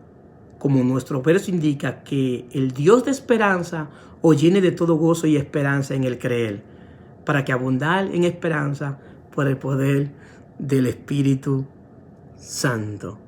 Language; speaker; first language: Spanish; native; Spanish